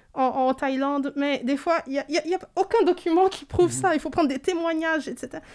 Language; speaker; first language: French; native; French